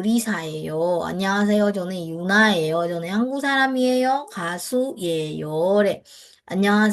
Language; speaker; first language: Korean; non-native, fluent; Burmese